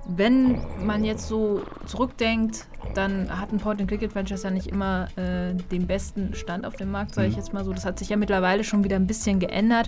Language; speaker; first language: German; native; German